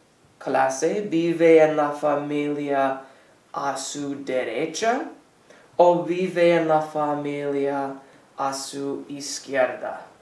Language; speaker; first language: Spanish; non-native, fluent; English